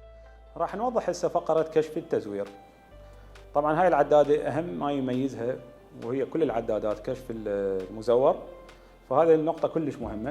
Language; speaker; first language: Arabic; native; Arabic